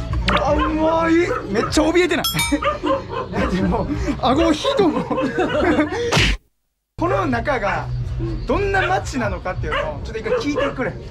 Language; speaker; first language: Japanese; native; Japanese